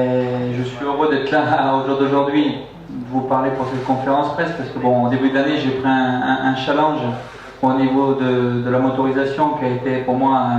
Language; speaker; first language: French; native; French